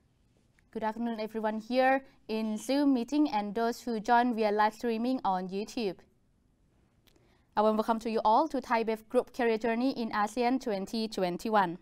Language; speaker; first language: English; non-native, fluent; Thai